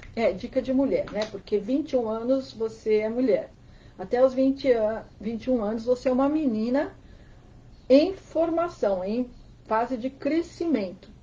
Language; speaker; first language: Portuguese; native; Portuguese